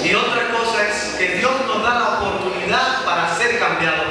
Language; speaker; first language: Spanish; native; Spanish